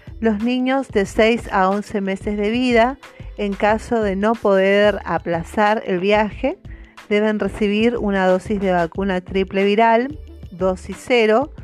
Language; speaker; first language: Spanish; native; Spanish